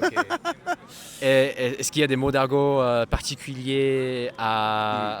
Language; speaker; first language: French; non-native, fluent; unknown